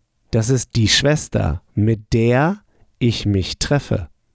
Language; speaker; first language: German; native; German